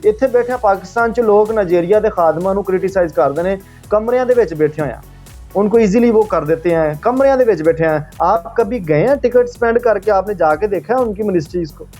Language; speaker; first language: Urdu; non-native, local second language; Punjabi